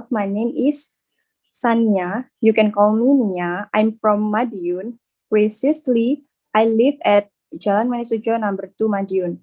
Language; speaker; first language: English; non-native, learner; Indonesian